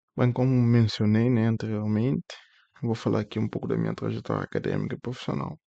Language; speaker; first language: Portuguese; non-native, local second language; Kabuverdianu